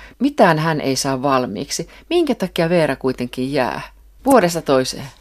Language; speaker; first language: Finnish; native; Finnish